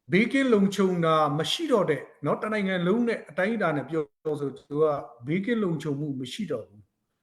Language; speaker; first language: Burmese; non-native, local second language; Hakha Chin